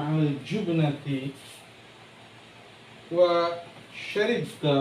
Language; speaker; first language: Arabic; non-native, fluent; Bangla